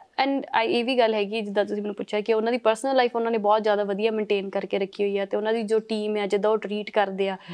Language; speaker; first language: Punjabi; early bilingual, heritage; Punjabi